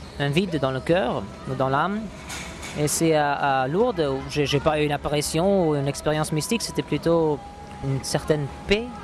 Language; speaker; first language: French; non-native, fluent; English